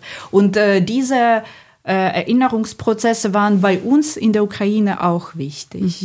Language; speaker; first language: German; non-native, fluent; Ukrainian